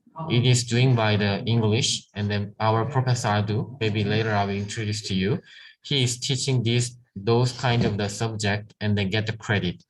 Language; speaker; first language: English; non-native, learner; Korean